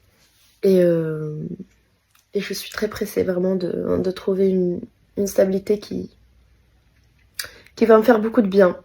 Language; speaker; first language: French; native; French